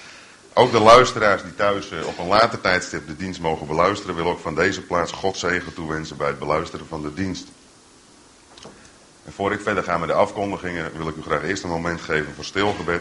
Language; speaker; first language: Dutch; native; Dutch